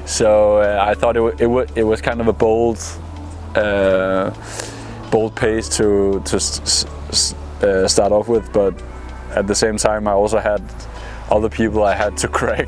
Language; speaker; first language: English; non-native, fluent; Danish